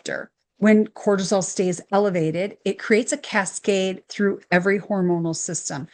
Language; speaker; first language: English; native; English